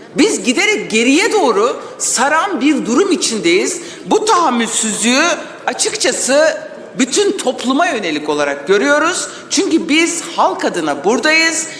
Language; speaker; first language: Turkish; non-native, local second language; Kurdish